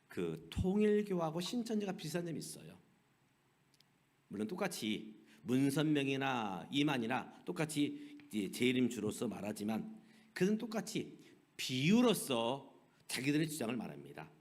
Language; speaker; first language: Korean; native; Korean